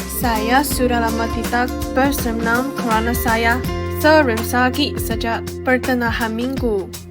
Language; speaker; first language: Malay; non-native, learner; Chinese